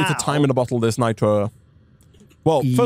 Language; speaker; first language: English; native; English